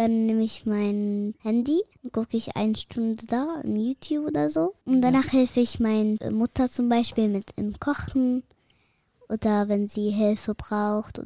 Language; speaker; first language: German; early bilingual, other home language; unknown